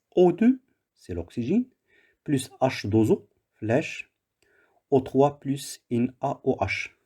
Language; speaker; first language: French; non-native, local second language; Arabic